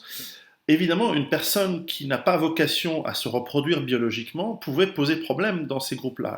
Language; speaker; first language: French; native; French